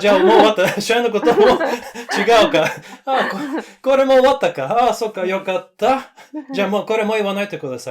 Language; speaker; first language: Japanese; non-native, learner; English